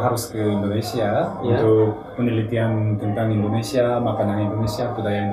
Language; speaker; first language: Indonesian; non-native, learner; Korean